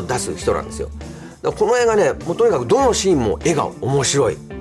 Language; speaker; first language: Japanese; native; Japanese